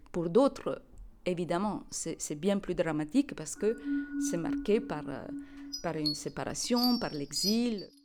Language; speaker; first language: French; non-native, fluent; Italian